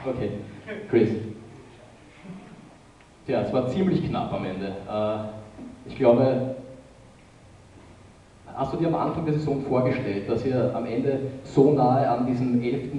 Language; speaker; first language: German; native; German